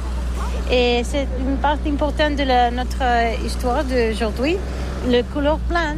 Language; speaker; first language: French; non-native, learner; Catalan